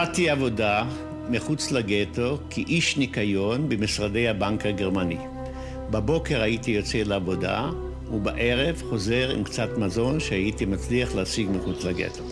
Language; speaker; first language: Hebrew; non-native, fluent; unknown